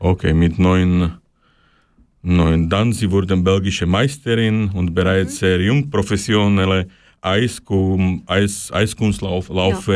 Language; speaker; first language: German; non-native, learner; Slovak